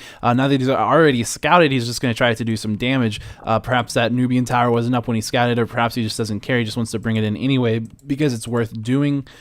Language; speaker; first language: English; native; English